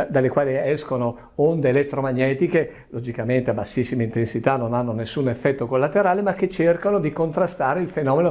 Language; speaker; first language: Italian; native; Italian